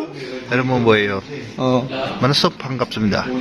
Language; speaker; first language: Korean; non-native, learner; Filipino